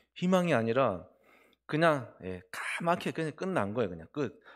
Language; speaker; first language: Korean; native; Korean